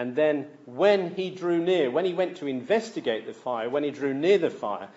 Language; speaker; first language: English; native; English